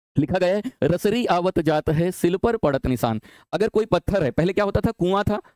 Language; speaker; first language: Hindi; native; Hindi